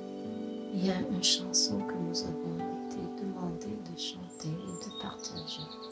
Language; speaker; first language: French; non-native, fluent; English